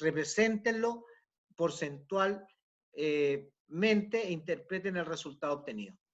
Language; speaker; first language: Spanish; native; Spanish